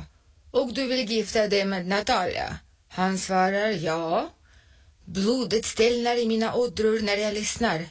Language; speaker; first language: Swedish; non-native, fluent; Russian